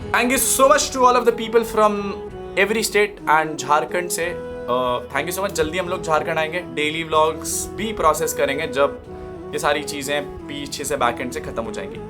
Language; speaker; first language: Hindi; native; Hindi